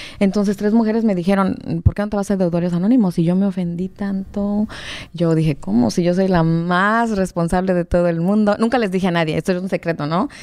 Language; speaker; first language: Spanish; native; Spanish